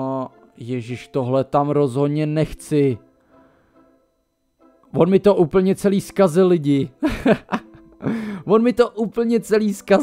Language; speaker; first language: Czech; native; Czech